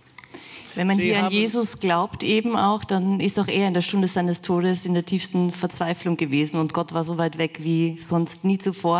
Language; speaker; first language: German; native; German